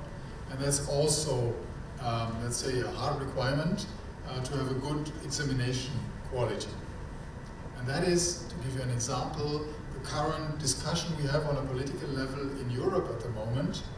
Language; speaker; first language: English; non-native, fluent; German